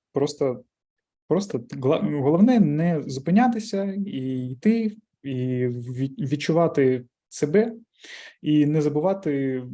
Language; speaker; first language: Ukrainian; non-native, local second language; Russian